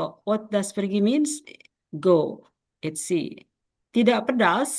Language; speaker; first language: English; non-native, fluent; Indonesian